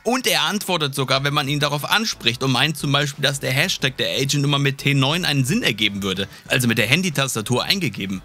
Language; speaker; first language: German; native; German